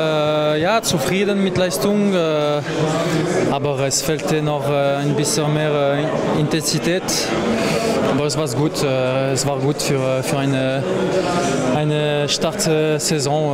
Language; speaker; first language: German; non-native, fluent; French